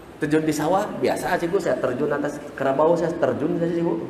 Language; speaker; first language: Malay; native; Malay